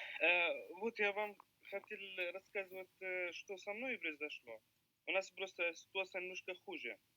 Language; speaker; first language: Russian; non-native, learner; Arabic